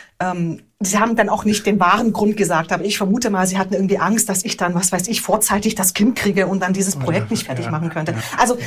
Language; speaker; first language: German; early bilingual, other home language; Hungarian